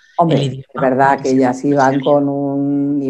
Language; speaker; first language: Spanish; native; Spanish